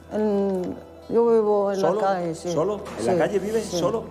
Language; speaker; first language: Spanish; non-native, fluent; Arabic